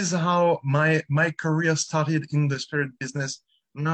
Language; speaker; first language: English; non-native, fluent; French